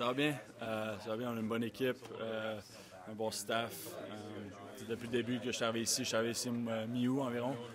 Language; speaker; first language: French; native; French